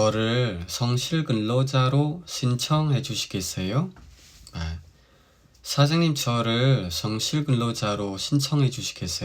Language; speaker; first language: Korean; non-native, fluent; Khmer